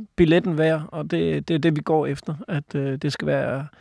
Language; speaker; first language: Danish; native; Danish